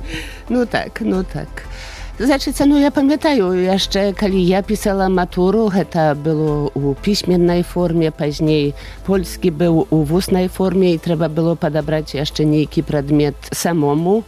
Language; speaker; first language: Polish; non-native, local second language; Belarusian